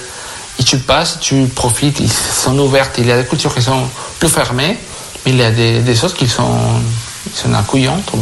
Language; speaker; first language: French; non-native, fluent; Spanish